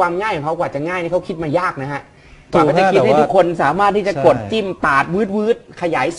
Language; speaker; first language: Thai; native; Thai